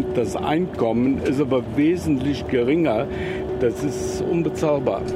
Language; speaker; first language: German; native; German